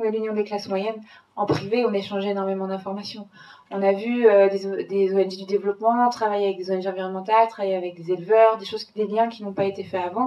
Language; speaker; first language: French; native; French